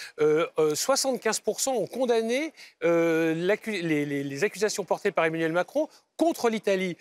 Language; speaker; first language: French; native; French